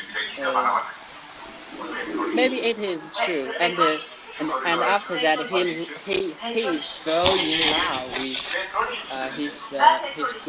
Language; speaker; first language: English; non-native, learner; Chinese